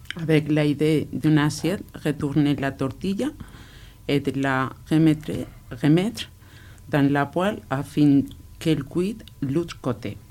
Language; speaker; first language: French; non-native, learner; Spanish